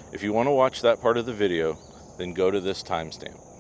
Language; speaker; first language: English; native; English